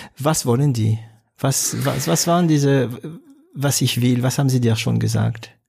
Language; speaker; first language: German; non-native, fluent; French